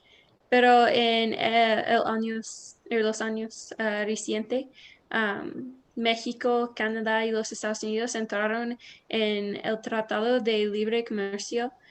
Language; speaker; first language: Spanish; non-native, learner; English